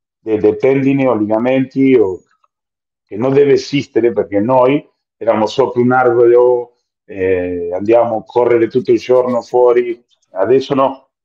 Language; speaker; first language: Italian; non-native, fluent; Spanish